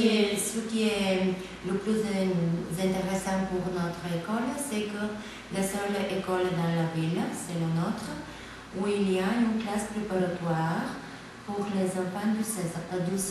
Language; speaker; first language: French; non-native, fluent; Bulgarian